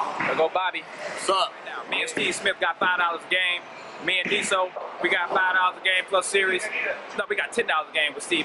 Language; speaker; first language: English; native; English